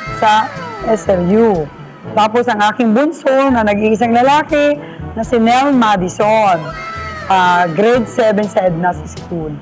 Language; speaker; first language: Filipino; non-native, local second language; Pangasinan